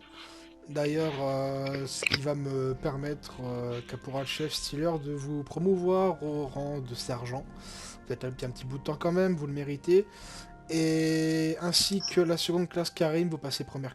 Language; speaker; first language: French; native; French